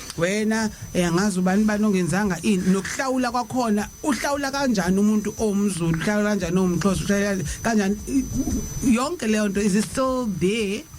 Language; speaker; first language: Zulu; native; Zulu